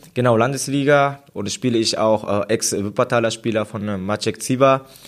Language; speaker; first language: German; non-native, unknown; Japanese